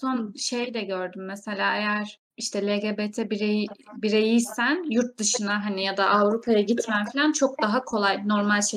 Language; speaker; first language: Turkish; native; Turkish